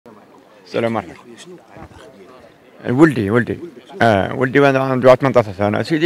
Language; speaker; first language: Arabic; native; Arabic